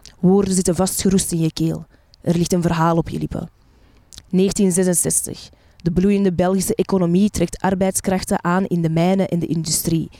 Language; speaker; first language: Dutch; early bilingual, other home language; Arabic